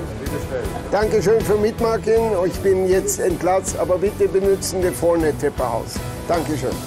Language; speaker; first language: German; non-native, learner; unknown